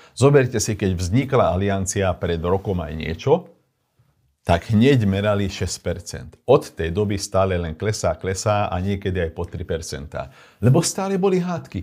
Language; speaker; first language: Slovak; non-native, local second language; Hungarian